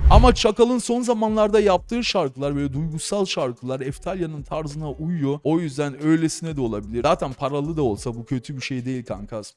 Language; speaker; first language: Turkish; early bilingual, heritage; Turkish